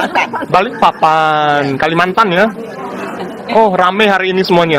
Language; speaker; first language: Indonesian; native; Indonesian